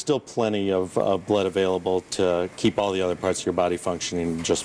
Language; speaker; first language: English; native; English